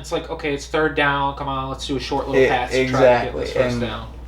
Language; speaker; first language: English; native; English